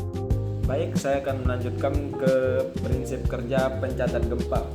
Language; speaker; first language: Indonesian; native; Indonesian